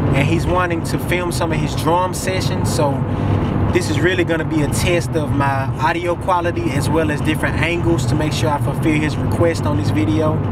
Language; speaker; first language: English; native; English